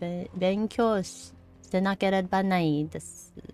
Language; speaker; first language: Japanese; non-native, learner; English